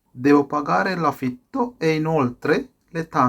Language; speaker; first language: Italian; non-native, fluent; Sinhala